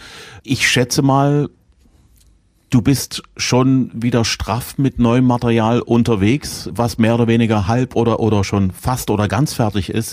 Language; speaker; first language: German; native; German